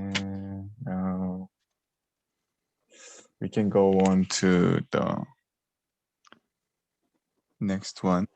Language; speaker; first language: English; non-native, learner; Korean